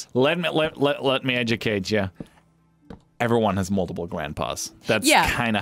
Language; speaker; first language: English; native; English